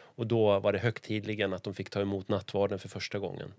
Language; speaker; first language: Swedish; native; Swedish